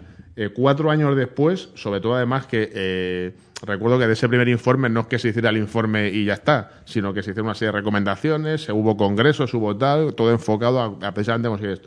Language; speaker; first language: Spanish; native; Spanish